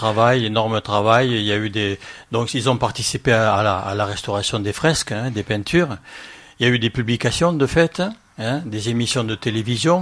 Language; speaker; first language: French; native; French